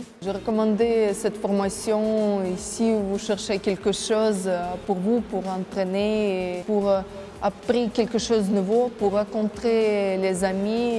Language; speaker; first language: French; non-native, learner; Russian